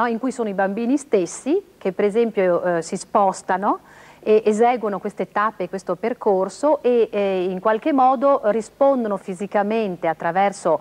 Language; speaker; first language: Italian; native; Italian